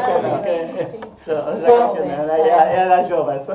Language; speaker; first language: Catalan; non-native, learner; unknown